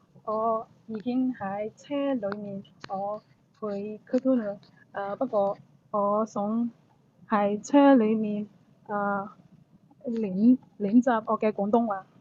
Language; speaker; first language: Cantonese; non-native, learner; English